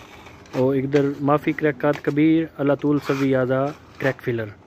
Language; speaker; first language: Arabic; non-native, learner; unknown